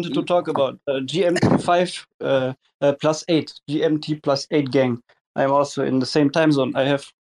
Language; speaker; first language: English; non-native, fluent; German